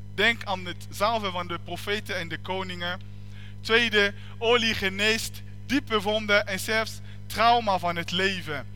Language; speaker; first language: Dutch; non-native, fluent; French